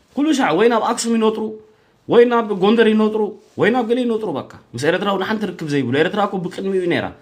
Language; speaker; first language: Tigrinya; early bilingual, heritage; Tigrinya